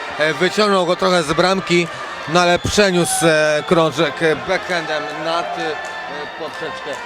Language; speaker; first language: Polish; native; Polish